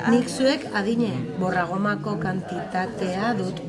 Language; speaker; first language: Basque; non-native, local second language; Spanish